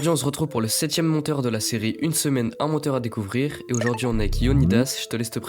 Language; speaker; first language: French; native; French